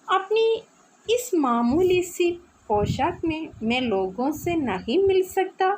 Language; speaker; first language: Hindi; non-native, local second language; Malayalam